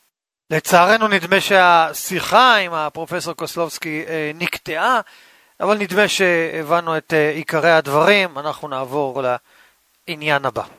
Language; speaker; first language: Hebrew; native; Hebrew